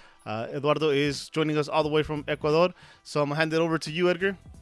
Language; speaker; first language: English; early bilingual, other home language; Spanish